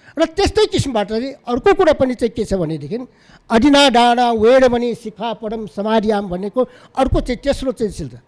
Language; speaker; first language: Nepali; non-native, local second language; Newari